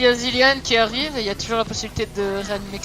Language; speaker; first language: French; native; French